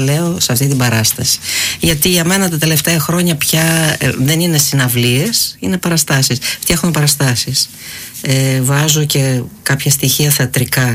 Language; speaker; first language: Greek; non-native, fluent; Uzbek